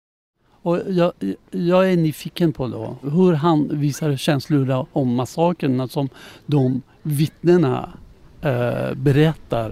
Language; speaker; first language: Swedish; non-native, learner; Persian